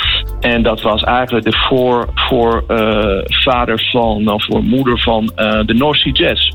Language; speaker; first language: Dutch; non-native, fluent; Italian